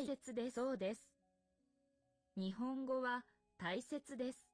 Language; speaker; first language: Japanese; non-native, learner; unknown